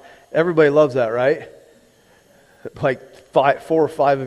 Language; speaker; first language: English; native; English